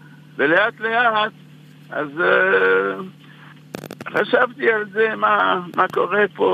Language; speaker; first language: Hebrew; non-native, fluent; French